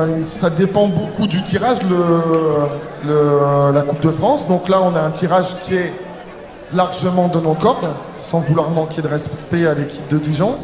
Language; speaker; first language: French; native; French